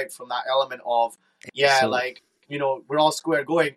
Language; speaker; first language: English; native; English